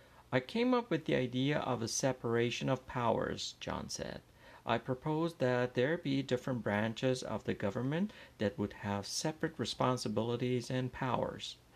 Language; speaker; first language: English; non-native, fluent; Persian